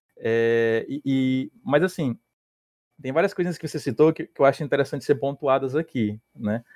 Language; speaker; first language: Portuguese; native; Portuguese